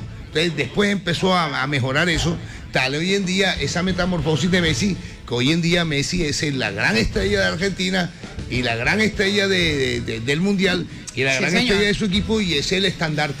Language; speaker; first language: Spanish; native; Spanish